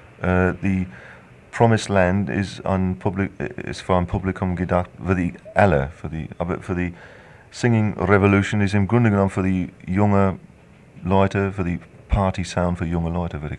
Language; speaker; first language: German; non-native, fluent; English